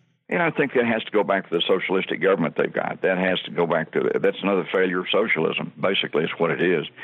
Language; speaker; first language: English; native; English